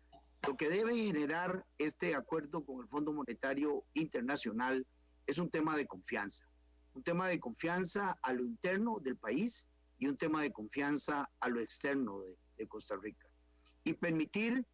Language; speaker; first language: Spanish; native; Spanish